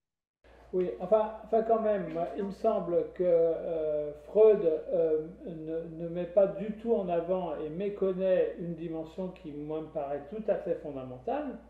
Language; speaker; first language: French; native; French